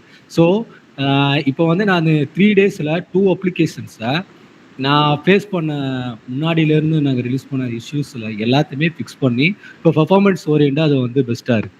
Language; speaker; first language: Tamil; native; Tamil